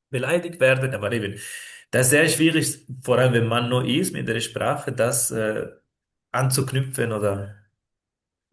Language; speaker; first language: German; non-native, fluent; Spanish